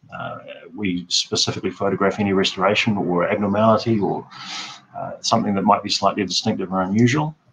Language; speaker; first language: English; native; English